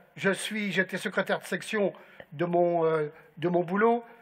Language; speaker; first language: French; native; French